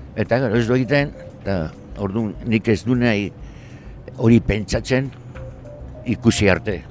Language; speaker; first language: Basque; native; Basque